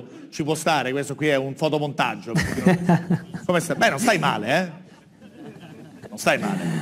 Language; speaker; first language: Italian; native; Italian